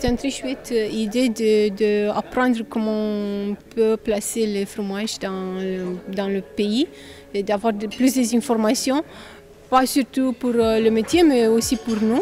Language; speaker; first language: French; non-native, fluent; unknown